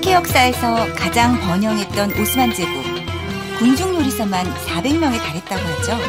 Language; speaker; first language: Korean; native; Korean